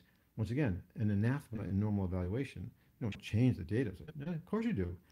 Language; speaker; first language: English; native; English